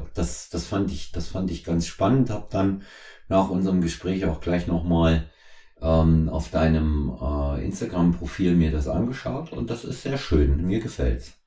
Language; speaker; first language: German; native; German